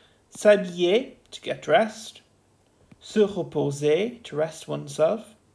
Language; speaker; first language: English; native; English